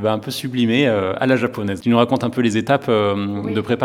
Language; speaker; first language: French; native; French